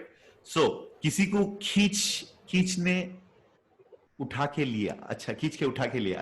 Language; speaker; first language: Hindi; native; Hindi